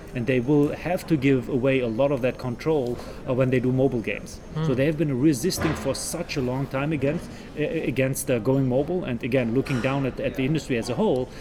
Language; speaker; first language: English; non-native, fluent; German